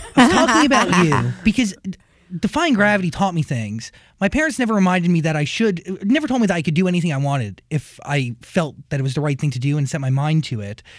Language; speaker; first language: English; native; English